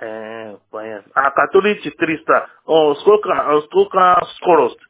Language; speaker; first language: Russian; non-native, learner; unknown